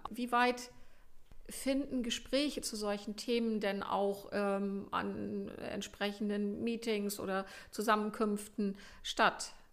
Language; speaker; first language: German; native; German